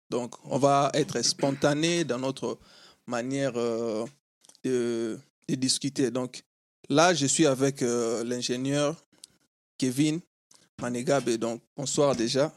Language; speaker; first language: French; non-native, local second language; Lingala